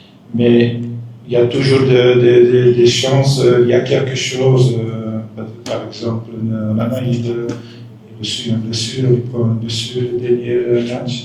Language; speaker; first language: French; non-native, fluent; Dutch